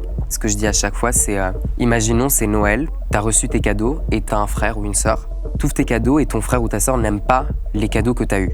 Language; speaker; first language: French; native; French